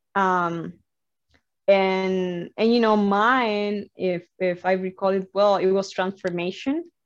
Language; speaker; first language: English; non-native, fluent; Spanish